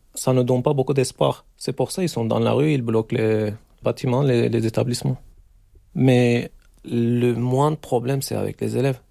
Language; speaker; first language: French; non-native, fluent; Turkish